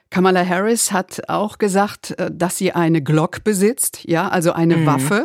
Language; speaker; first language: German; native; German